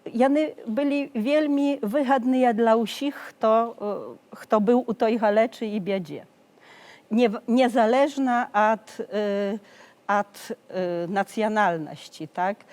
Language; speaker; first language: Polish; non-native, learner; Belarusian